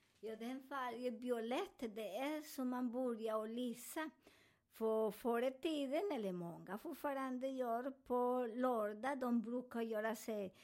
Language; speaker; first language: Swedish; non-native, learner; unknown